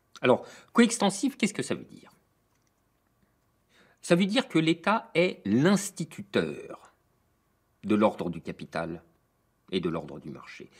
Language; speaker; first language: French; native; French